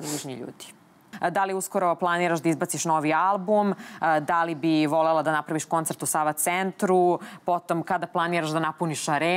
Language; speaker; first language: Serbian; native; Serbian